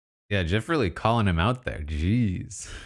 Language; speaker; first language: English; native; English